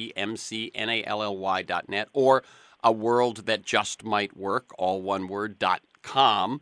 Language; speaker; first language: English; native; English